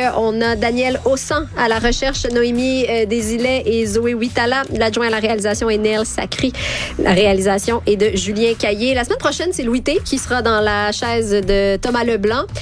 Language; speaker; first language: French; native; French